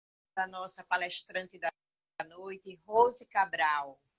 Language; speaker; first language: Portuguese; native; Portuguese